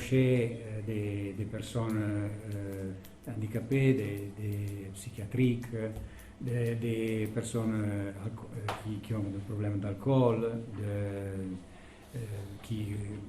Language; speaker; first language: French; non-native, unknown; Italian